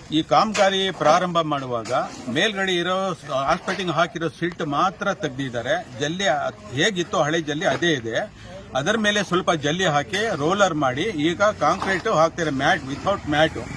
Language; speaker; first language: Kannada; non-native, local second language; Urdu